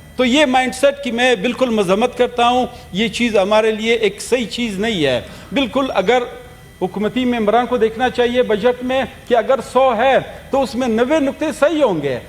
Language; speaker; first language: Urdu; non-native, local second language; Pashto